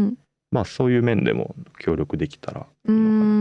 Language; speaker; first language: Japanese; native; Japanese